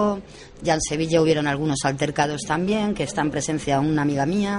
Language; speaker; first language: Spanish; native; Spanish